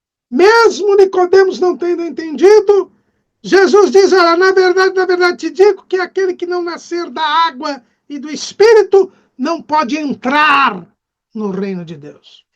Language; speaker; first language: Portuguese; native; Portuguese